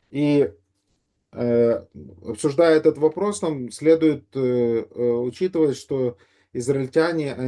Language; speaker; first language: Russian; native; Russian